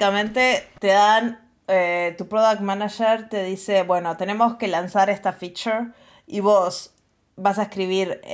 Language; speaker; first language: Spanish; native; Spanish